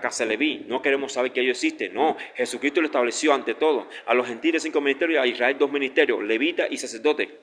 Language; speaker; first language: Spanish; native; Spanish